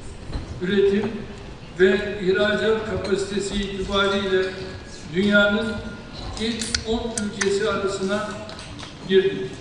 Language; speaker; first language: Turkish; native; Turkish